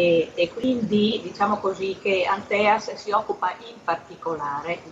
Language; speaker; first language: Italian; native; Italian